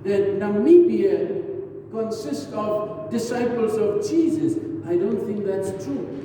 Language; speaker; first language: English; non-native, local second language; Afrikaans